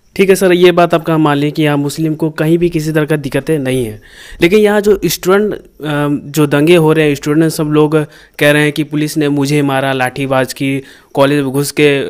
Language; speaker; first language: Hindi; native; Hindi